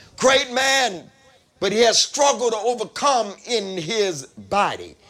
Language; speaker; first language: English; native; English